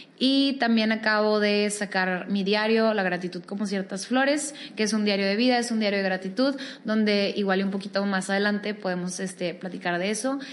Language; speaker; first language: Spanish; native; Spanish